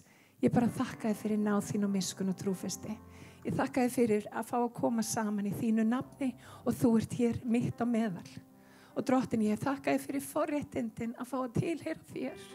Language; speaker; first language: Icelandic; non-native, fluent; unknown